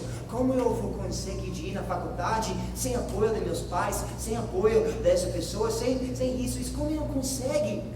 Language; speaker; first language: Portuguese; non-native, fluent; English